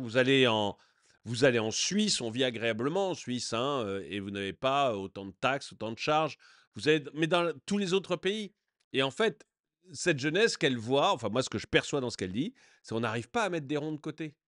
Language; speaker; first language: French; native; French